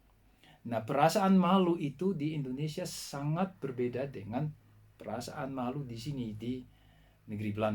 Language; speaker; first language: Indonesian; non-native, fluent; Dutch